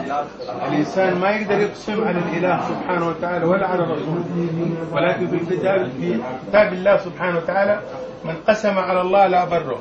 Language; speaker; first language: Arabic; native; Arabic